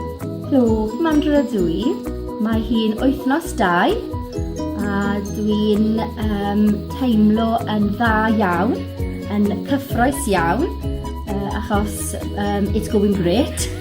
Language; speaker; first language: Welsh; non-native, learner; English